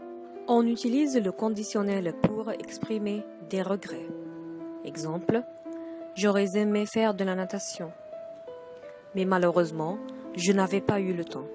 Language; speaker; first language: French; non-native, fluent; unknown